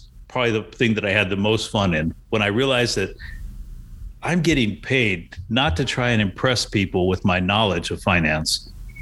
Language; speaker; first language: English; native; English